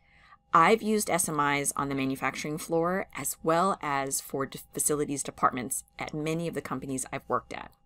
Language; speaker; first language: English; native; English